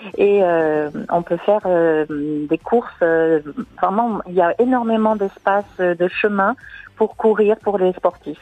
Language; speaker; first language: French; native; French